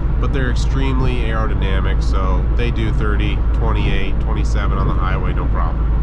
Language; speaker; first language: English; native; English